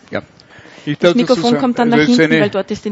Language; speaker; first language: German; native; German